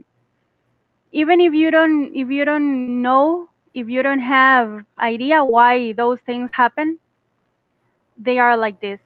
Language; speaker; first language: English; non-native, fluent; Spanish